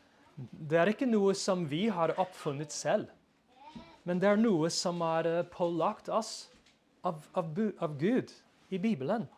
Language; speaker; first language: Norwegian; non-native, fluent; English